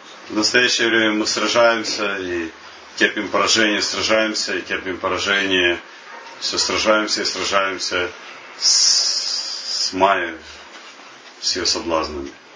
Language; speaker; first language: Russian; native; Russian